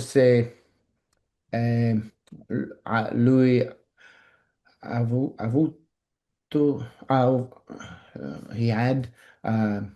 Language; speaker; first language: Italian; non-native, learner; English